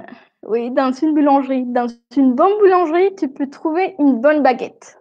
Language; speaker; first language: French; non-native, fluent; Spanish